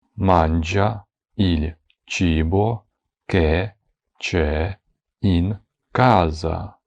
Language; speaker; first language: Italian; non-native, fluent; Ukrainian